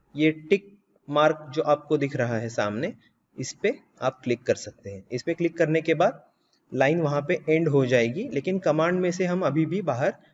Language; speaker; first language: Hindi; native; Hindi